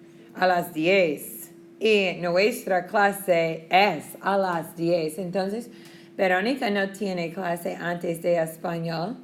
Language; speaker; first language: Spanish; non-native, fluent; English